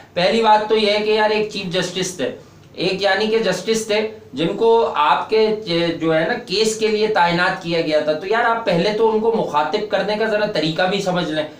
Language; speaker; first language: Urdu; native; Urdu